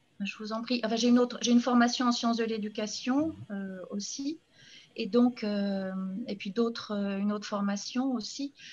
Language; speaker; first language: French; native; French